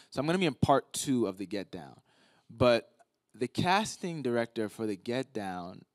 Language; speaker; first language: English; native; English